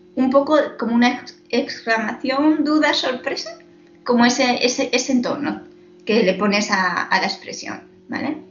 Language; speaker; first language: Spanish; non-native, fluent; Chinese